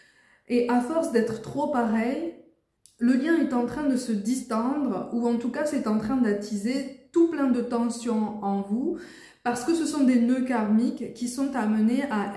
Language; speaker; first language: French; native; French